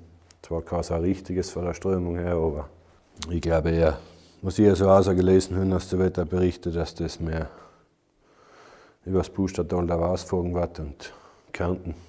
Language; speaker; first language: German; native; German